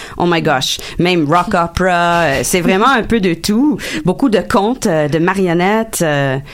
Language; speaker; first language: French; non-native, local second language; English